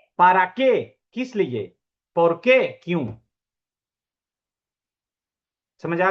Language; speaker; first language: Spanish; non-native, fluent; Urdu